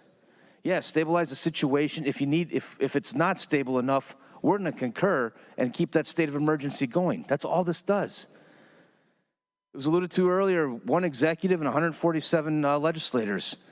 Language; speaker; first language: English; native; English